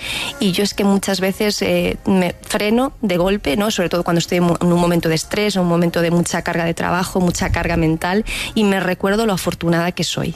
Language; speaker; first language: Spanish; native; Spanish